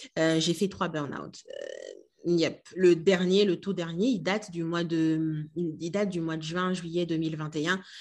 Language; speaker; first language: French; non-native, local second language; Lingala